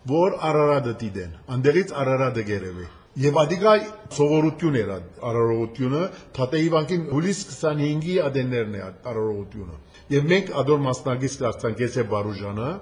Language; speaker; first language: Armenian; early bilingual, heritage; Armenian